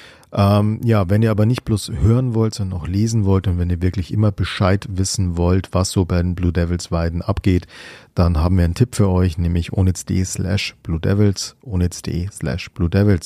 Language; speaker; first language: German; native; German